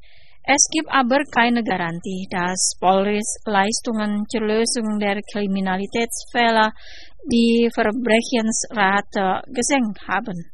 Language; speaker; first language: German; non-native, fluent; Indonesian